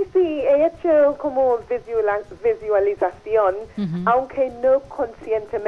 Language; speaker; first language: Spanish; non-native, fluent; English